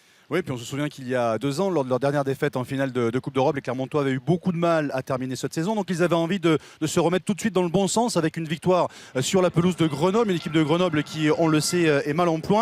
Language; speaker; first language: French; native; French